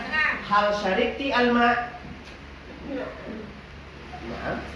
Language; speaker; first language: Arabic; non-native, fluent; Indonesian